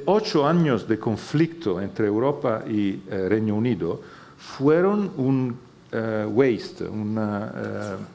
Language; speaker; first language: Spanish; non-native, fluent; Italian